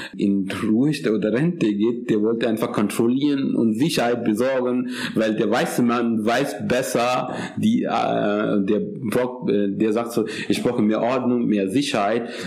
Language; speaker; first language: German; non-native, fluent; Urdu